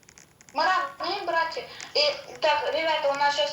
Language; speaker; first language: Russian; native; Russian